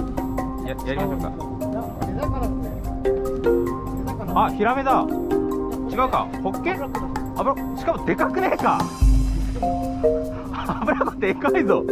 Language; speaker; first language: Japanese; native; Japanese